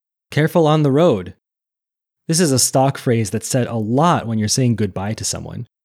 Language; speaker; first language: English; native; English